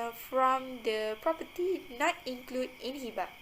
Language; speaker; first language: English; non-native, local second language; Malay